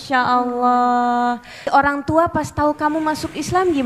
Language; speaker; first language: Indonesian; native; Indonesian